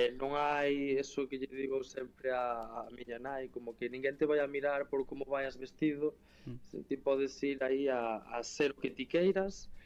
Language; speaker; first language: Galician; native; Galician